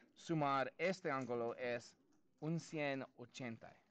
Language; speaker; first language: Spanish; non-native, learner; English